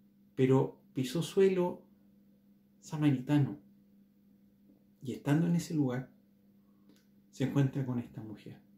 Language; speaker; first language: Spanish; native; Spanish